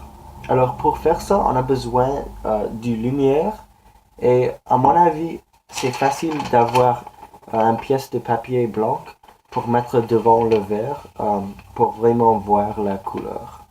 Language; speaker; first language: French; non-native, learner; English